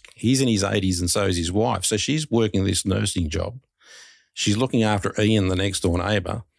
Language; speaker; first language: English; native; English